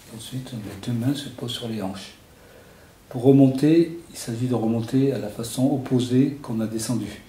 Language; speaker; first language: French; native; French